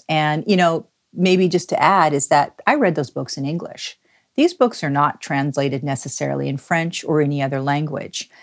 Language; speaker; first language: English; native; English